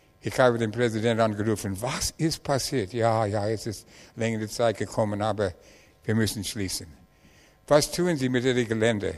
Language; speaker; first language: German; non-native, learner; English